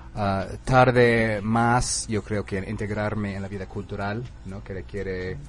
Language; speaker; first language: Spanish; non-native, fluent; English